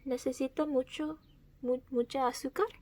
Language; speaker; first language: Spanish; early bilingual, heritage; Spanish